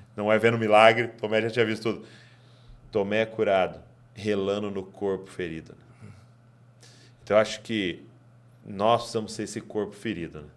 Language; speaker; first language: Portuguese; native; Portuguese